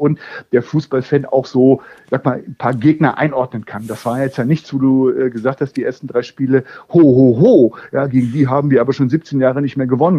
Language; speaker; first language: German; native; German